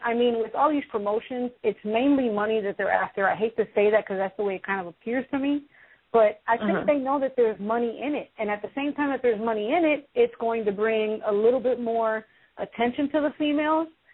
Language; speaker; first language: English; early bilingual, other home language; Spanish